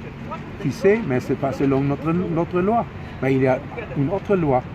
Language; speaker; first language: French; non-native, fluent; German